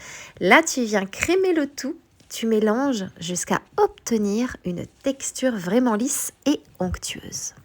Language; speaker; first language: French; native; French